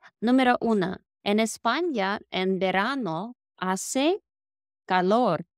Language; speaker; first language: Spanish; non-native, learner; Russian